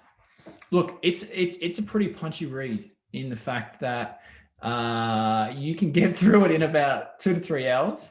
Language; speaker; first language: English; native; English